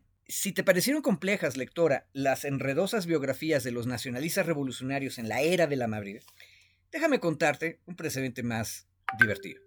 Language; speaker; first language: Spanish; native; Spanish